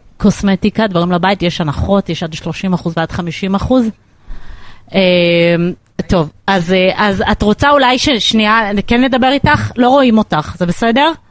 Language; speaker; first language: Hebrew; native; Hebrew